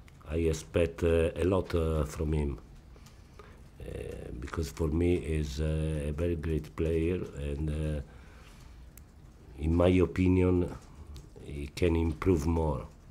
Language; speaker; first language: English; non-native, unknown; Italian